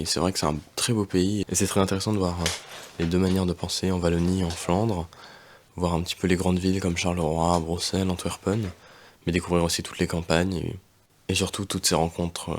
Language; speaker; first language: French; native; French